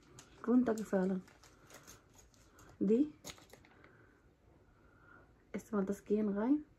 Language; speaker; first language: German; non-native, learner; Somali